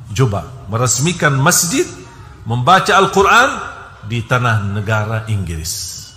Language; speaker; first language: Indonesian; non-native, fluent; Arabic